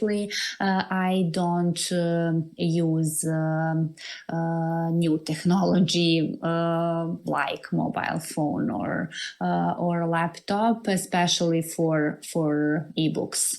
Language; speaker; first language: English; non-native, learner; Serbian